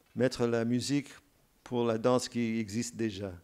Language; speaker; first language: French; non-native, fluent; English